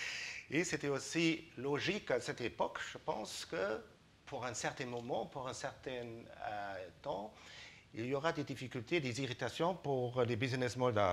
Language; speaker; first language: French; non-native, fluent; German